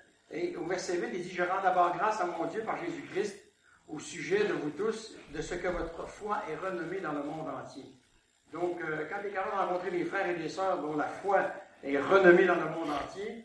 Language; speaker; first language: French; native; French